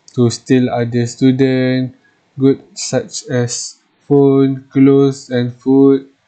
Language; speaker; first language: English; non-native, local second language; Malay